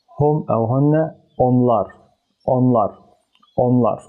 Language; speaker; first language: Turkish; non-native, fluent; Arabic